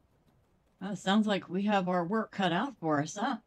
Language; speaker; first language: English; native; English